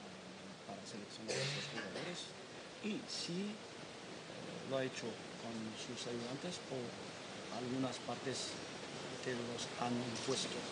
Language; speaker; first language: Spanish; non-native, fluent; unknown